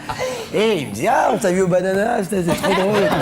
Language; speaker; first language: French; native; French